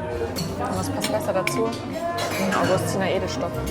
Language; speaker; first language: German; native; German